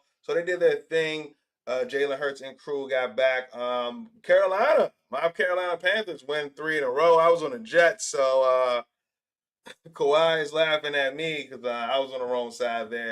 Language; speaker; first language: English; native; English